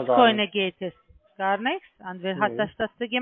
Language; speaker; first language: German; non-native, learner; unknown